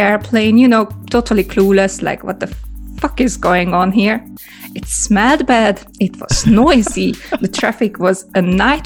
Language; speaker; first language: English; non-native, fluent; Hungarian